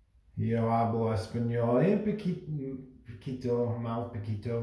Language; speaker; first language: Spanish; non-native, learner; English